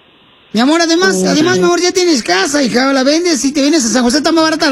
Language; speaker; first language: Spanish; native; Spanish